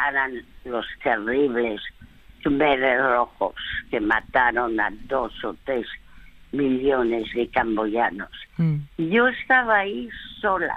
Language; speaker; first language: Spanish; early bilingual, other home language; French